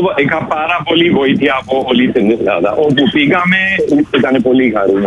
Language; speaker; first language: Greek; non-native, fluent; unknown